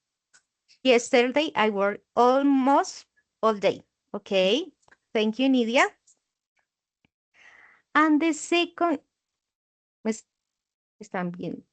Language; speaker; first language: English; non-native, learner; Spanish